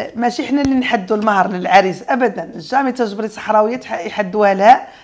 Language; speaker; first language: Arabic; native; Arabic